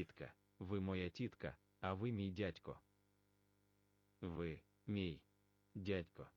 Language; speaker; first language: Ukrainian; non-native, learner; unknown